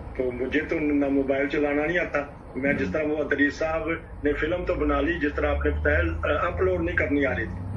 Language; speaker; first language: Urdu; non-native, local second language; Punjabi